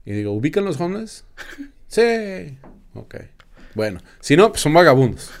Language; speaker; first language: Spanish; early bilingual, other home language; English